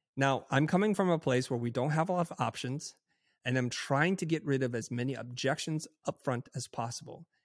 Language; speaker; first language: English; native; English